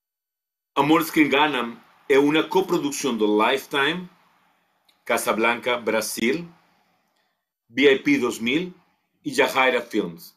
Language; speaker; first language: Portuguese; non-native, fluent; Spanish